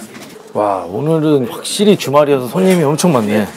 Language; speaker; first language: Korean; native; Korean